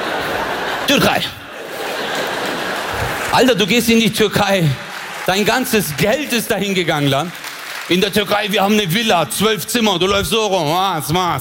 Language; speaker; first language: German; early bilingual, other home language; Turkish